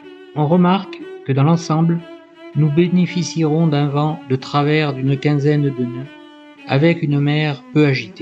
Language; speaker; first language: French; native; French